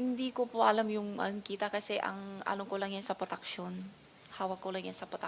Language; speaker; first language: Filipino; non-native, learner; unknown